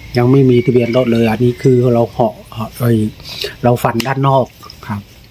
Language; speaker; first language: Thai; non-native, local second language; Khmer